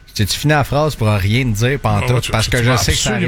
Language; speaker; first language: French; native; French